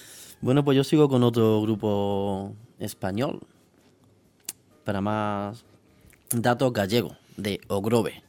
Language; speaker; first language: Spanish; native; Spanish